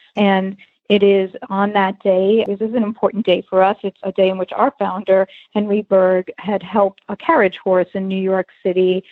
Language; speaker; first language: English; native; English